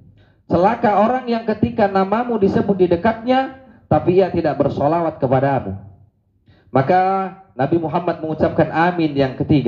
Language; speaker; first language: Indonesian; native; Indonesian